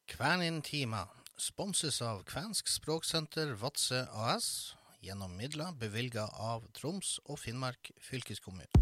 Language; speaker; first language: Norwegian; native; Norwegian